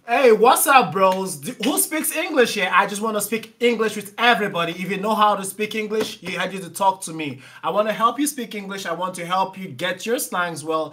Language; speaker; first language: English; native; English